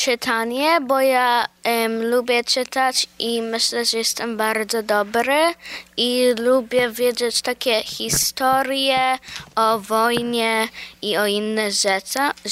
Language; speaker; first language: Polish; early bilingual, heritage; Polish